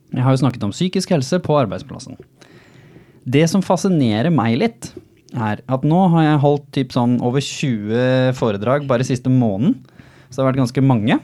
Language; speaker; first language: Norwegian; native; Norwegian